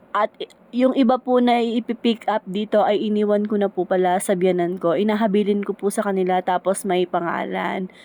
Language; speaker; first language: Filipino; native; Filipino